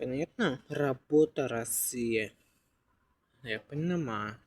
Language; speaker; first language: Russian; non-native, learner; Uzbek